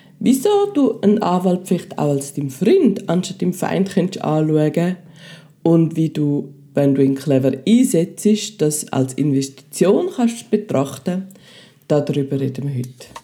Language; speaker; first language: German; native; German